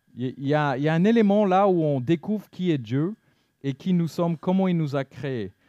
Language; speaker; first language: French; non-native, fluent; English